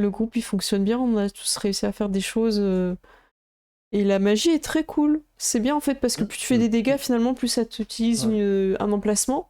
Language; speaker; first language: French; native; French